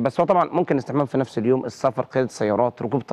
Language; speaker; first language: Arabic; native; Arabic